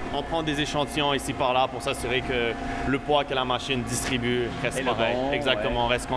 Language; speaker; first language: French; native; French